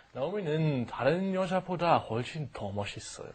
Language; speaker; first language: Korean; non-native, learner; German